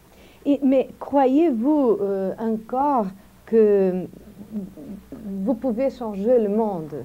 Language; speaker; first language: French; non-native, fluent; Portuguese